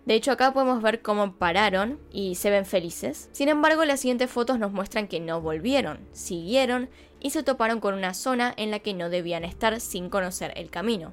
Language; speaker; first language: Spanish; native; Spanish